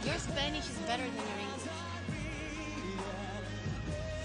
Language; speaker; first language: English; non-native, fluent; Romanian